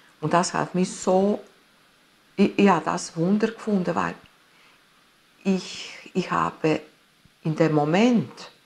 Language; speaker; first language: German; non-native, fluent; Italian